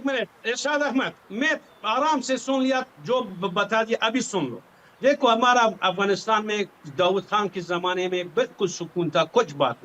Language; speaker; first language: Hindi; non-native, fluent; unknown